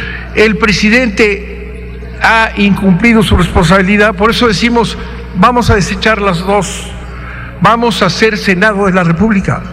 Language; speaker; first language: Spanish; native; Spanish